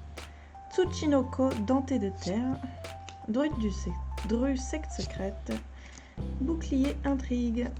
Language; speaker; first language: French; native; French